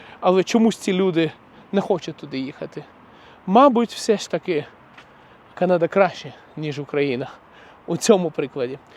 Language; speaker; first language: Ukrainian; non-native, local second language; Russian